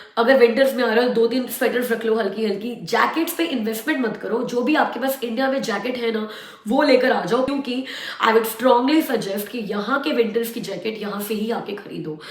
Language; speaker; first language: Hindi; native; Hindi